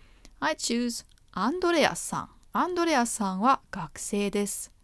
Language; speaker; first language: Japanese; non-native, fluent; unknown